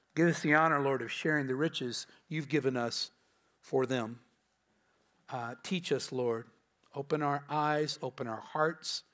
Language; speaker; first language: English; native; English